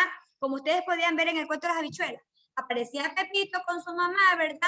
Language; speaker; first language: Spanish; native; Spanish